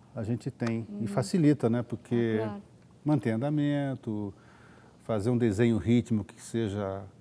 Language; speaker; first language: Portuguese; native; Portuguese